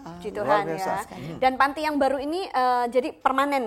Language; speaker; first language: Indonesian; native; Indonesian